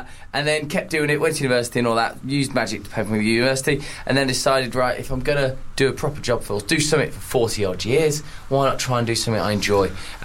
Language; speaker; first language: English; native; English